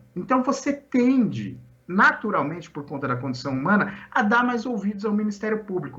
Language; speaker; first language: Portuguese; native; Portuguese